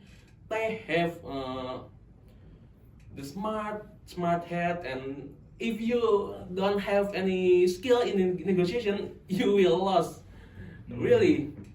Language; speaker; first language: English; non-native, local second language; Indonesian